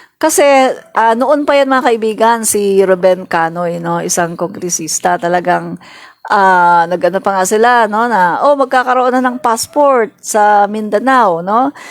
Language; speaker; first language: Filipino; non-native, local second language; Cebuano